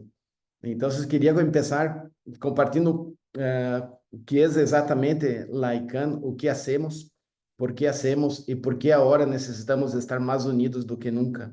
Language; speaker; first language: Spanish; non-native, fluent; Portuguese